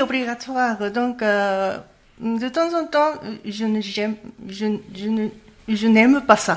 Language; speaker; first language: French; non-native, learner; Japanese